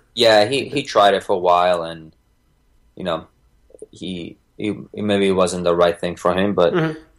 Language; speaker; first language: English; early bilingual, other home language; Bosnian